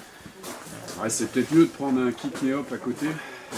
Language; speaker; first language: French; native; French